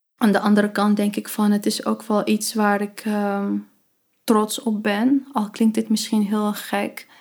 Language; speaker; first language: Dutch; early bilingual, other home language; Arabic